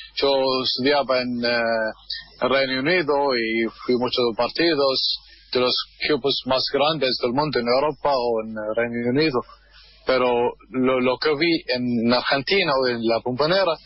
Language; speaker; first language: Spanish; non-native, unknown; Arabic